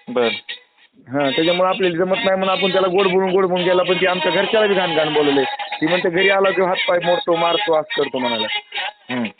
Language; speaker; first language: Marathi; native; Marathi